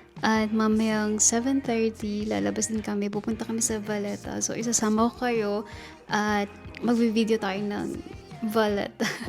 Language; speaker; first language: Filipino; native; Filipino